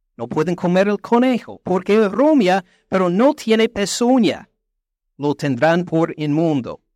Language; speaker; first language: Spanish; non-native, fluent; English